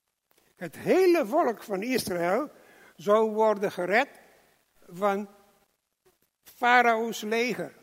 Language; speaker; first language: Dutch; non-native, local second language; English